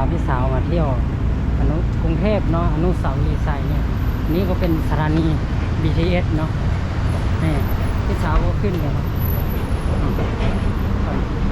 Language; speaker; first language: Thai; non-native, fluent; Lao